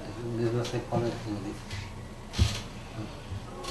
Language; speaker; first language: Spanish; non-native, local second language; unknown